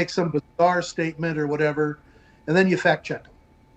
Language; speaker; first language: English; native; English